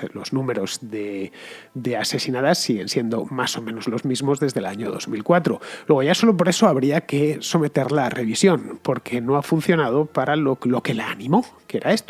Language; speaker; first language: Spanish; native; Spanish